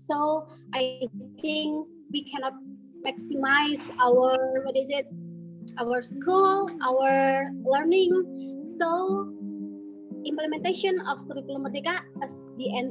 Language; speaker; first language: English; non-native, learner; Indonesian